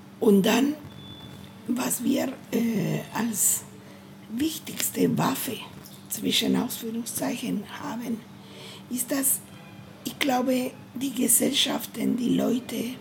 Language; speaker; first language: German; non-native, learner; Spanish